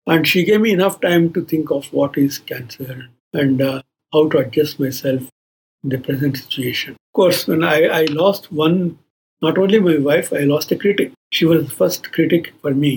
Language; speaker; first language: English; non-native, local second language; Kannada